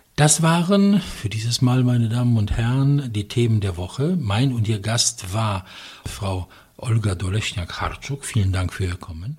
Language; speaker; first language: German; non-native, fluent; Polish